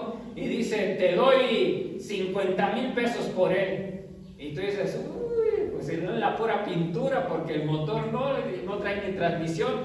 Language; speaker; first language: Spanish; native; Spanish